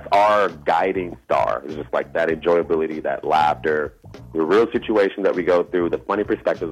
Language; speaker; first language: English; native; English